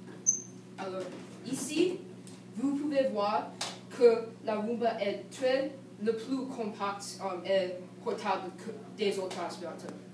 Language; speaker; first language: French; non-native, learner; English